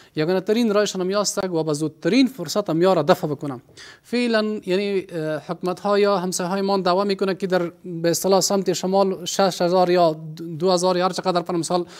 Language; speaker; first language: Persian; non-native, local second language; Pashto